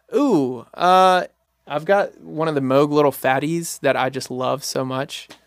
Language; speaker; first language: English; native; English